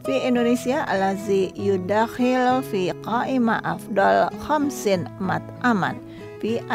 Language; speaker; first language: Arabic; non-native, learner; Indonesian